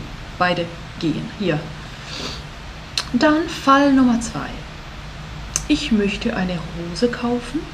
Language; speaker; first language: German; non-native, fluent; Portuguese